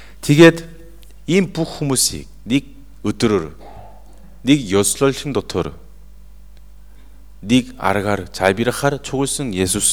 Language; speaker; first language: Mongolian; non-native, fluent; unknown